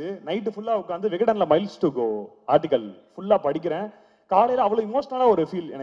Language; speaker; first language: Tamil; native; Tamil